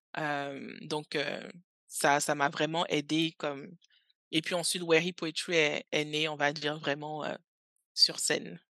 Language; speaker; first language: French; early bilingual, other home language; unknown